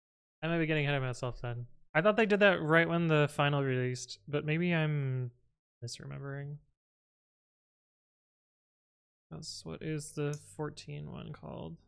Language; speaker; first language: English; native; English